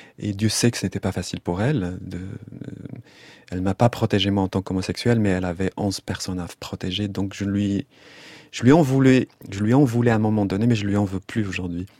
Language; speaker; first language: French; non-native, local second language; Arabic